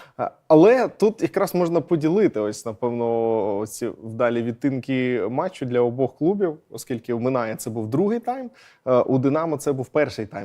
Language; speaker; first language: Ukrainian; native; Ukrainian